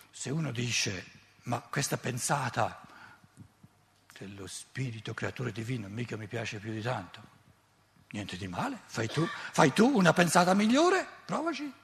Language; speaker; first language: Italian; native; Italian